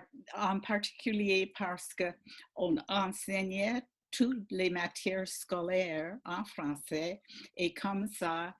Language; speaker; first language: French; non-native, fluent; English